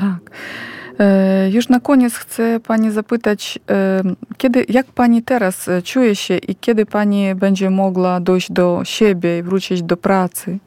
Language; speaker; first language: Polish; non-native, fluent; Ukrainian